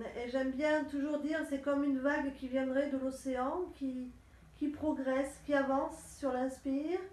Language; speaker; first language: French; native; French